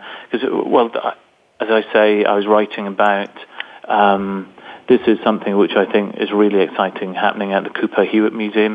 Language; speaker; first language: English; native; English